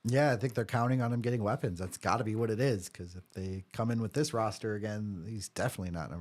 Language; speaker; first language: English; native; English